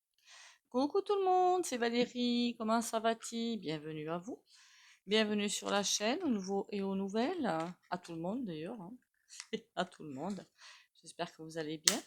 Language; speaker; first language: French; native; French